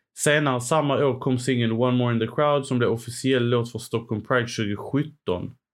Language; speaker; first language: Swedish; early bilingual, other home language; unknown